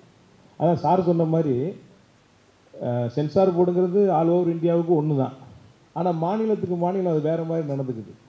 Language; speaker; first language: Tamil; native; Tamil